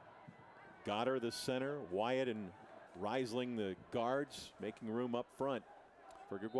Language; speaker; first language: English; native; English